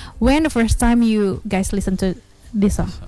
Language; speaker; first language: English; non-native, fluent; Indonesian